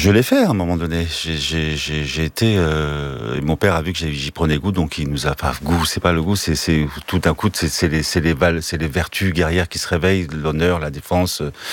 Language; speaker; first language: French; early bilingual, other home language; Armenian